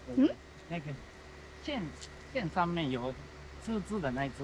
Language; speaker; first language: English; non-native, learner; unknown